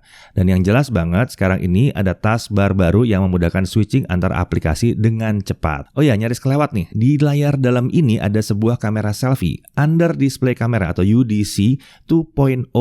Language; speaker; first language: Indonesian; native; Indonesian